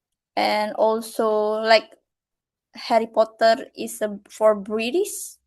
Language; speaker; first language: English; non-native, fluent; Indonesian